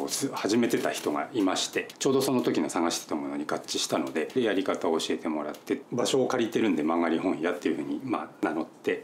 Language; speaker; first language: Japanese; native; Japanese